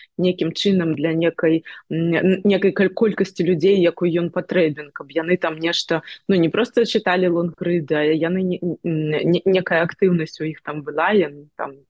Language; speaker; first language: Belarusian; non-native, local second language; Russian